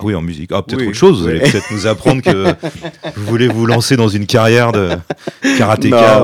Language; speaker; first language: French; native; French